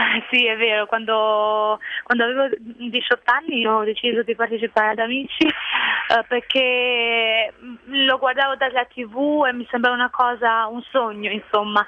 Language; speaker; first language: Italian; non-native, fluent; Albanian